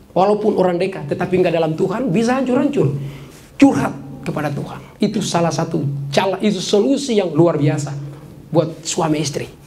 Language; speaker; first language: Indonesian; native; Indonesian